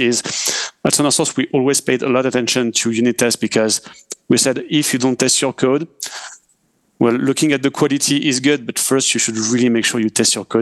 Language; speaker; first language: English; non-native, fluent; French